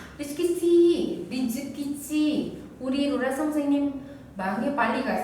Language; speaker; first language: Korean; non-native, fluent; Indonesian